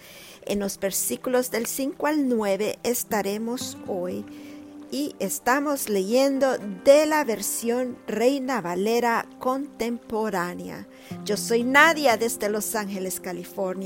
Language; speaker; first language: Spanish; native; Spanish